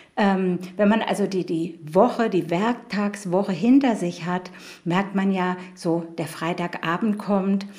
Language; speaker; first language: German; native; German